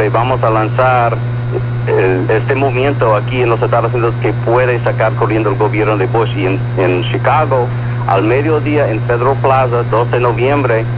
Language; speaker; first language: Spanish; early bilingual, heritage; Spanish